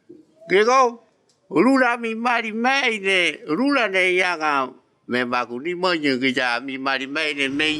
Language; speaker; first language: Portuguese; non-native, local second language; Kayapó